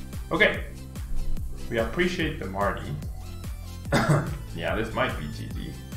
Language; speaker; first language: English; non-native, fluent; Spanish